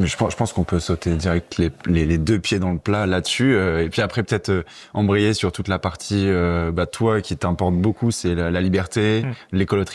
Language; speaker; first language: French; native; French